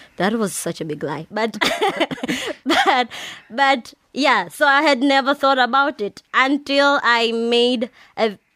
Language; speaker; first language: English; non-native, local second language; Swahili